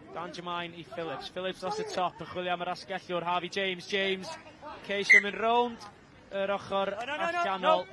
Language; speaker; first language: Welsh; native; Welsh